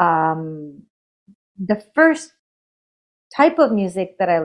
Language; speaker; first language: English; non-native, fluent; Hindi